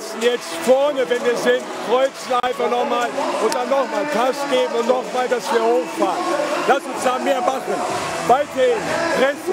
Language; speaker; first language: German; native; German